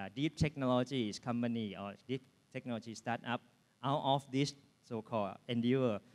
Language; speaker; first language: English; non-native, fluent; Thai